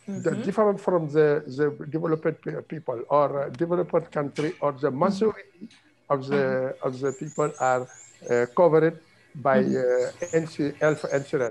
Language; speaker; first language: English; non-native, fluent; French